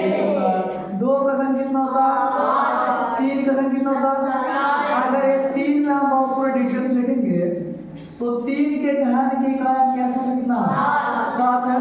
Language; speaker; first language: Hindi; native; Hindi